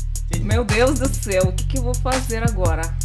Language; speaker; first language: Portuguese; non-native, fluent; Russian